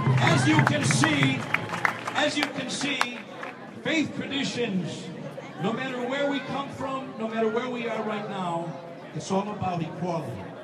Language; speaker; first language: English; native; English